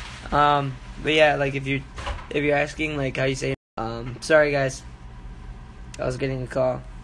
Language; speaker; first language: English; early bilingual, other home language; Spanish